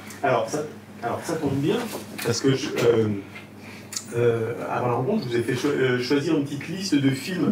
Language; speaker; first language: French; native; French